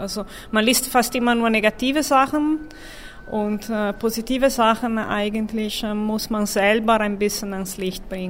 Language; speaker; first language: German; non-native, fluent; Italian